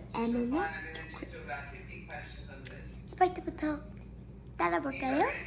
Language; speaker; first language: Korean; early bilingual, heritage; Korean